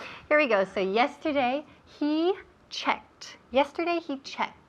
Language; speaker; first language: English; non-native, fluent; Spanish